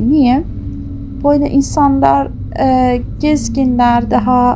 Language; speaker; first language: Turkish; non-native, fluent; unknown